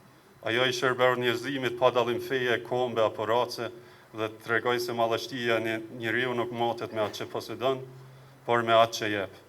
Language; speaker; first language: Albanian; native; Albanian